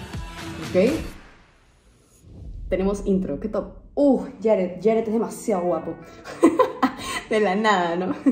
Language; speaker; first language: Spanish; native; Spanish